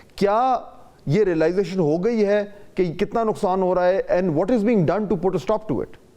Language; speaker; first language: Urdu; native; Urdu